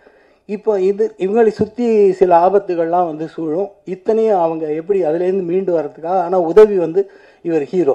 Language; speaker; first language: Tamil; native; Tamil